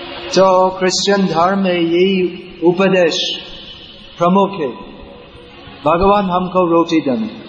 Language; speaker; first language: Hindi; non-native, learner; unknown